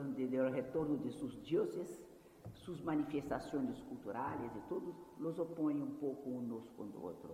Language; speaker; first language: Spanish; non-native, fluent; Portuguese